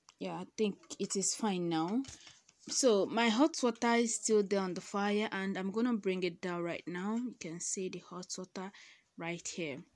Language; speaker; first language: English; non-native, local second language; Igbo